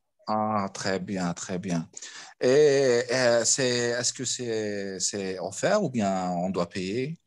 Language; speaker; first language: French; non-native, fluent; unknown